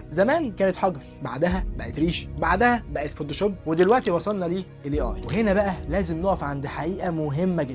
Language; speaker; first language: Arabic; native; Arabic